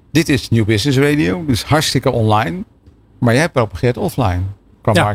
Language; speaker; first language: Dutch; native; Dutch